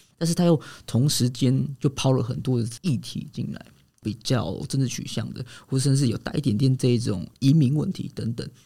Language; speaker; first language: Chinese; native; Chinese